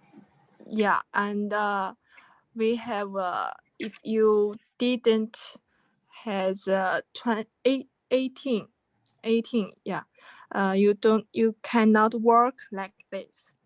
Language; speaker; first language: English; non-native, learner; Chinese